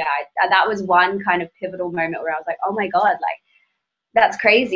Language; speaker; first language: English; native; English